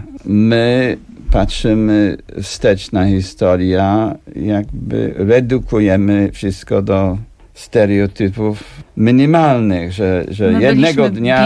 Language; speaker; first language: Polish; non-native, fluent; English